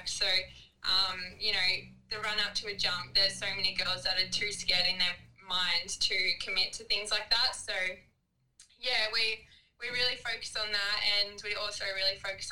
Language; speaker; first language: English; native; English